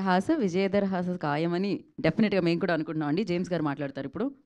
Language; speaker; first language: Telugu; native; Telugu